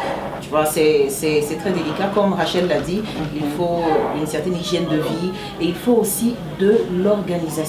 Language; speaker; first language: French; native; French